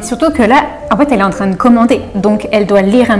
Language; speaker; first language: French; native; French